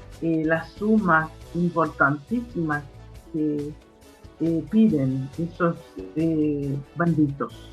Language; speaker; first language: Spanish; non-native, fluent; Haitian Creole